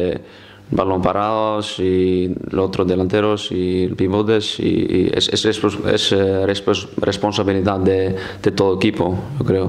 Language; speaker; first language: Spanish; non-native, fluent; Icelandic